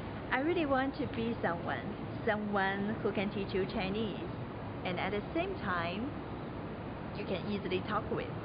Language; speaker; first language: English; non-native, fluent; Chinese